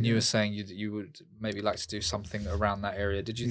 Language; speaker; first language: English; native; English